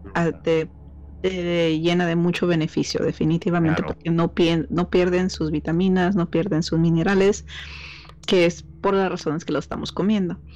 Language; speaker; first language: Spanish; native; Spanish